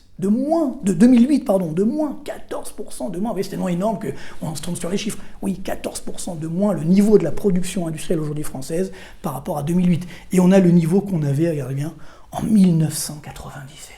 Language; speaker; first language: French; native; French